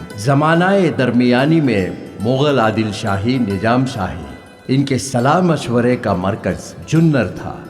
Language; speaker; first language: Urdu; native; Urdu